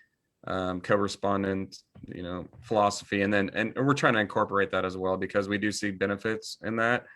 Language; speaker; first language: English; native; English